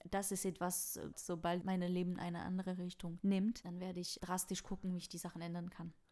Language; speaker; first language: German; non-native, fluent; French